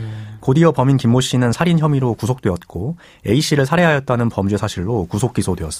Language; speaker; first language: Korean; native; Korean